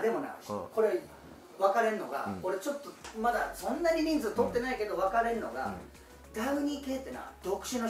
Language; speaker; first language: Japanese; native; Japanese